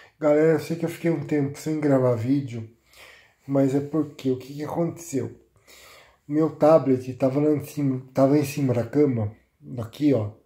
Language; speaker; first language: Portuguese; native; Portuguese